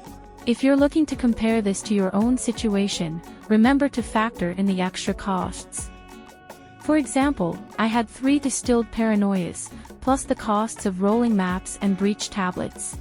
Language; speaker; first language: English; native; English